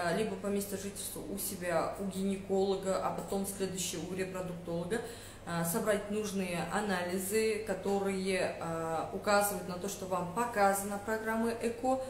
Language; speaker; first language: Russian; non-native, local second language; Kazakh